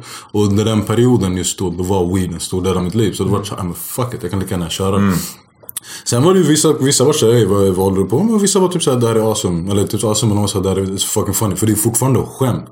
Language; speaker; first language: Swedish; early bilingual, other home language; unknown